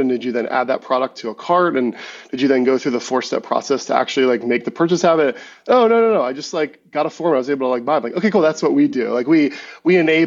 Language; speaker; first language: English; native; English